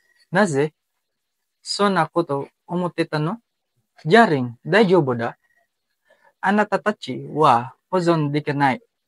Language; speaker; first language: Japanese; non-native, learner; Filipino